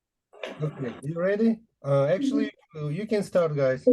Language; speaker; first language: English; non-native, fluent; Uzbek